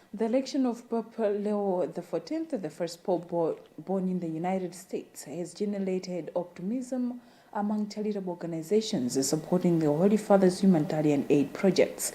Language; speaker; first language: English; non-native, local second language; Nyanja